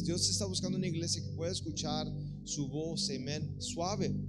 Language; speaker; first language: Spanish; native; Spanish